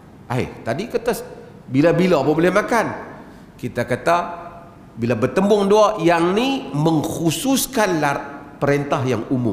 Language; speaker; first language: Malay; native; Malay